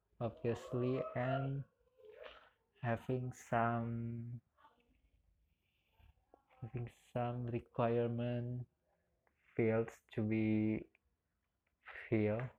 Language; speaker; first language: English; non-native, learner; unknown